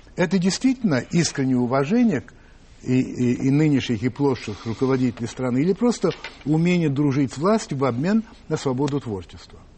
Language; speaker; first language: Russian; non-native, fluent; French